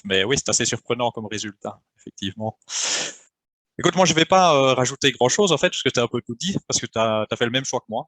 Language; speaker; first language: French; native; French